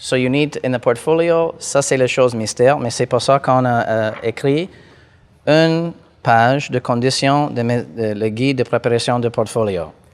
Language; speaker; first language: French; non-native, fluent; English